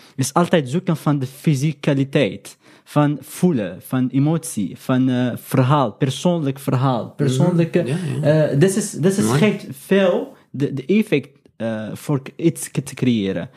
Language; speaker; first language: Dutch; non-native, fluent; Arabic